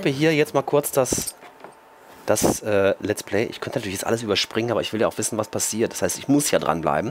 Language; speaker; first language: German; native; German